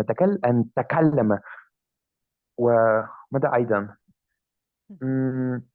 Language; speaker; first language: Arabic; non-native, learner; Spanish